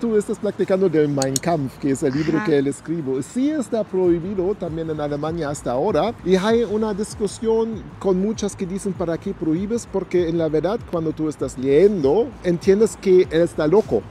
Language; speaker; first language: Spanish; non-native, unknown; German